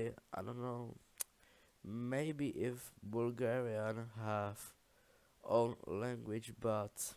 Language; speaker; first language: English; non-native, learner; Czech